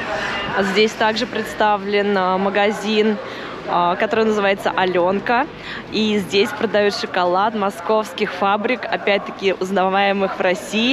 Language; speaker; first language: Russian; native; Russian